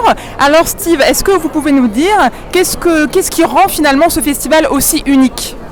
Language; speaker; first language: French; native; French